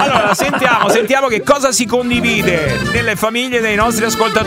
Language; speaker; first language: Italian; native; Italian